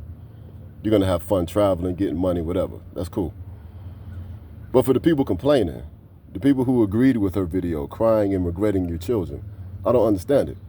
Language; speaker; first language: English; native; English